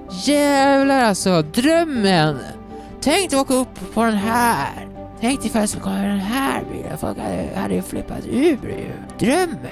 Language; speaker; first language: Swedish; native; Swedish